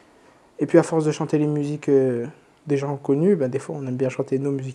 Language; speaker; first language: French; native; French